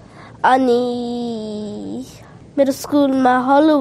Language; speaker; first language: Nepali; early bilingual, heritage; Nepali